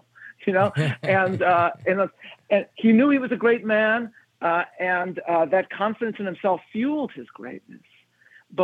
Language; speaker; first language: English; native; English